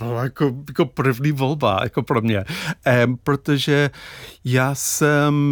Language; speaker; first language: Czech; non-native, fluent; English